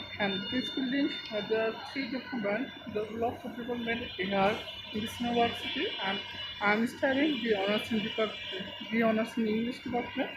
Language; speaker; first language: English; non-native, learner; Bangla